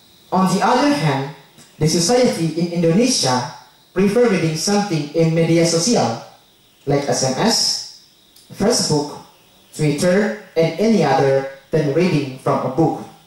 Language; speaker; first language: English; non-native, learner; Indonesian